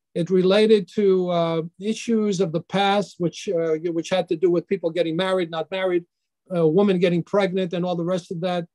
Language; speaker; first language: English; native; English